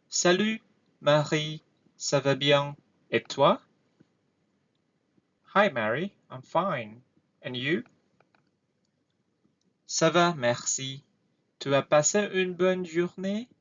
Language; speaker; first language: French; non-native, learner; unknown